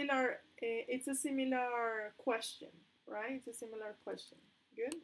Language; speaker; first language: English; non-native, fluent; Spanish